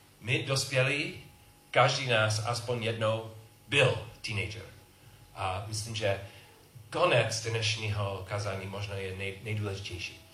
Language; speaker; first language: Czech; non-native, learner; English